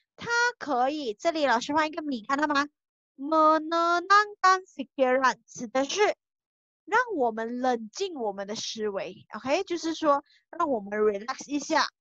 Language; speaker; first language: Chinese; native; Chinese